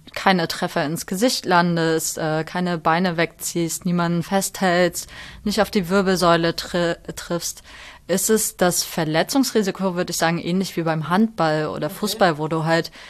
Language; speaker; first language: German; native; German